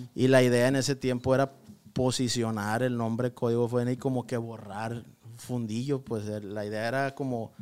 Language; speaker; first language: Spanish; native; Spanish